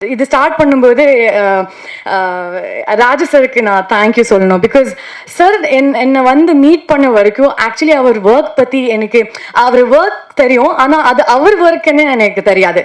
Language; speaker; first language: Tamil; non-native, learner; Kannada